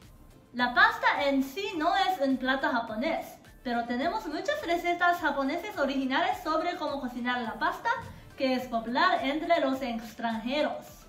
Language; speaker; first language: Spanish; non-native, fluent; Japanese